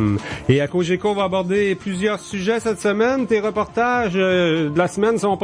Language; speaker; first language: French; native; French